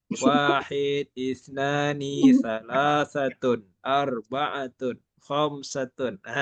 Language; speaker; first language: Arabic; non-native, fluent; Malay